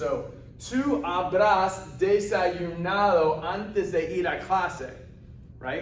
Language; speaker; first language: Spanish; non-native, fluent; English